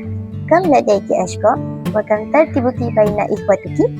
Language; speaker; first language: Arabic; non-native, learner; Malay